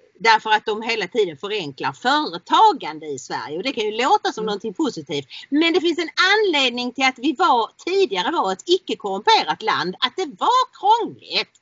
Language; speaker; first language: Swedish; native; Swedish